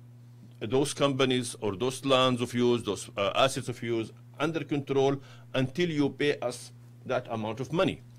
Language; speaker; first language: English; non-native, fluent; Arabic